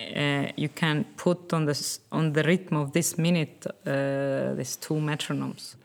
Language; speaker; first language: English; non-native, fluent; Estonian